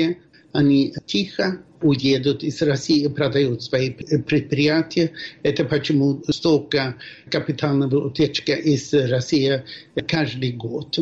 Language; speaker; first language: Russian; non-native, fluent; Swedish